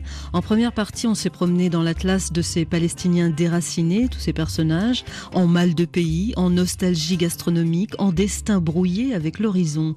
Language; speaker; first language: French; native; French